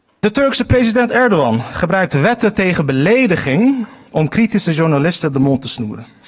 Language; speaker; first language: Dutch; early bilingual, other home language; Turkish